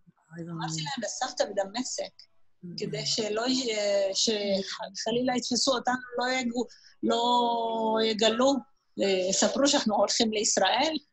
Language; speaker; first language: Hebrew; non-native, fluent; Arabic